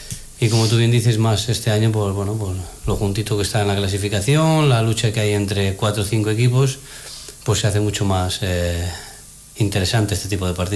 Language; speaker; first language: Spanish; native; Spanish